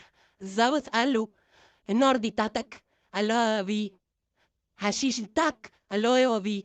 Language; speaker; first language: Arabic; native; Arabic